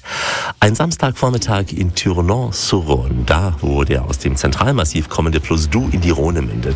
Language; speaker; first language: German; native; German